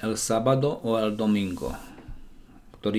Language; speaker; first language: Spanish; non-native, learner; Slovak